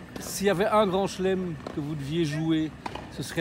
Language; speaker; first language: French; native; French